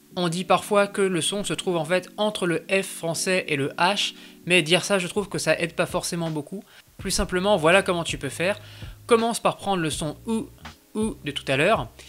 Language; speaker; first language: French; native; French